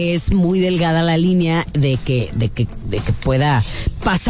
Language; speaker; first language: Spanish; native; Spanish